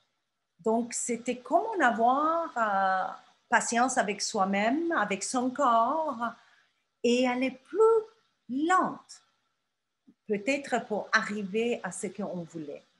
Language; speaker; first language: French; non-native, fluent; Turkish